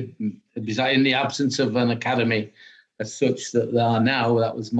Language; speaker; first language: English; native; English